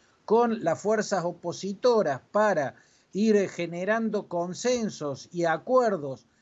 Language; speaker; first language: Spanish; native; Spanish